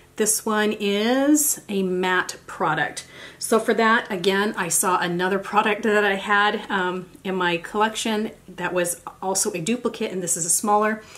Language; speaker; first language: English; native; English